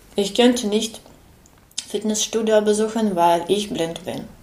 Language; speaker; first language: German; non-native, fluent; Ukrainian